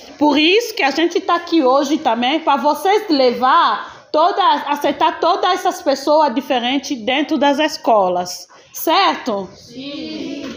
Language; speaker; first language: Portuguese; non-native, fluent; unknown